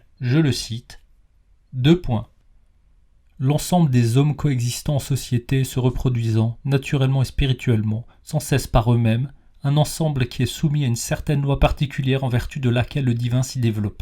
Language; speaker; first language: French; native; French